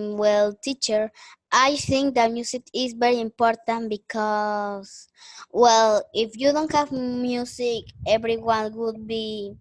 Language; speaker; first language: English; non-native, learner; Spanish